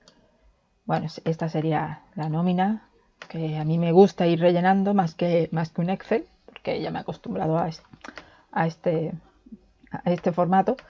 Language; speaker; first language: Spanish; native; Spanish